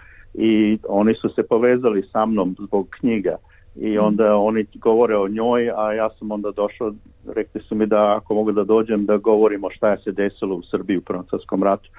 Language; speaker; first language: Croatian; early bilingual, heritage; Serbian